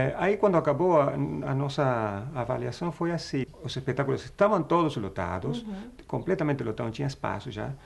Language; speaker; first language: Portuguese; native; Portuguese